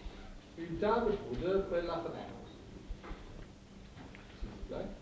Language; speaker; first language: French; non-native, fluent; English